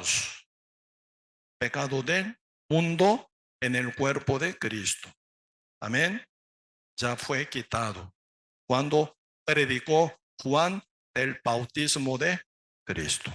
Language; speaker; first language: Spanish; non-native, learner; Korean